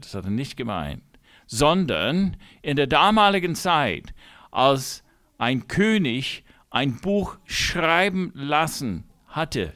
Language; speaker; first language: German; non-native, fluent; English